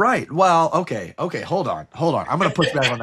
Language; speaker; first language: English; native; English